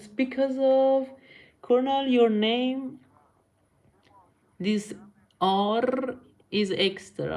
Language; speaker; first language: English; non-native, learner; Persian